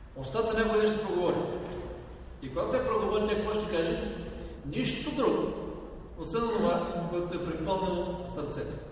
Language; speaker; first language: Bulgarian; native; Bulgarian